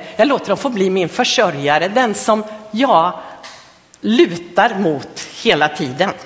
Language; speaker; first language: Swedish; native; Swedish